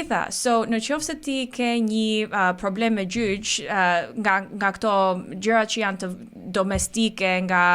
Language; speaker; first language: Albanian; early bilingual, heritage; Albanian